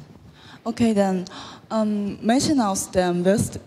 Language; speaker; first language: German; non-native, learner; Korean